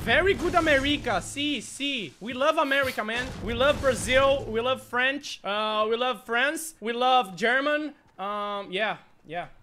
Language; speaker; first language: English; non-native, learner; Portuguese